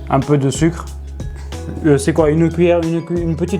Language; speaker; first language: French; native; French